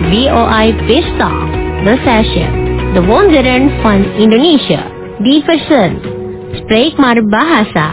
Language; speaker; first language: Dutch; non-native, learner; Indonesian